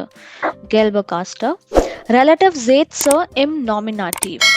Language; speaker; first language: German; non-native, fluent; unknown